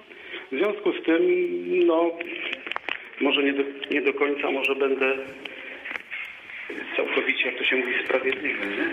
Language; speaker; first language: Polish; native; Polish